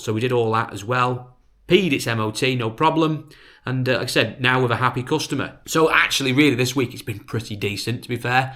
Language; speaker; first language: English; native; English